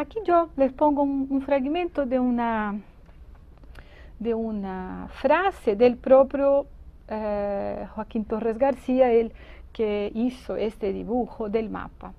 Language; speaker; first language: Spanish; non-native, fluent; Portuguese